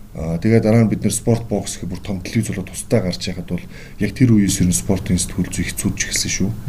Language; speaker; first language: Mongolian; native; Mongolian